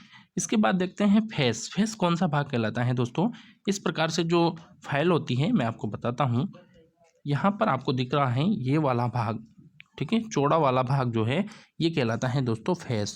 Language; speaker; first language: Hindi; native; Hindi